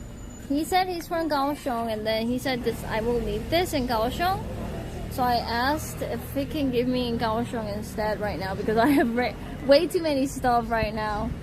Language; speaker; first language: English; non-native, fluent; Korean